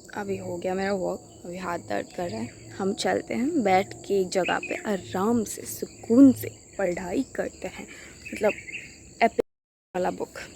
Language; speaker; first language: Hindi; non-native, local second language; Odia